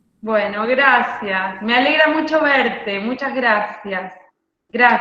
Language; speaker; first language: Spanish; native; Spanish